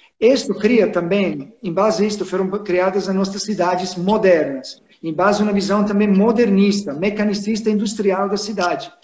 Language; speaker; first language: Portuguese; non-native, fluent; Serbian